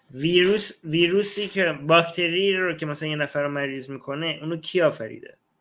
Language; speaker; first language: Persian; native; Persian